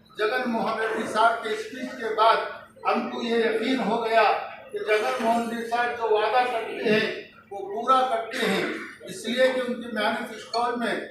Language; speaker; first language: Hindi; non-native, local second language; Urdu